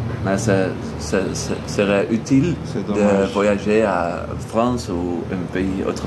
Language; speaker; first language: French; non-native, learner; Dutch